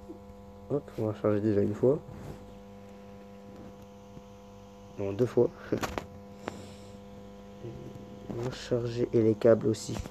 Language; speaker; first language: French; native; French